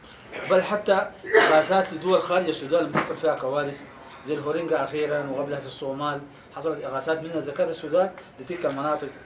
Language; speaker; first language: Arabic; native; Arabic